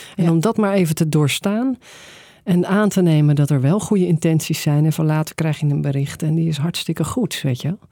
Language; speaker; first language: Dutch; native; Dutch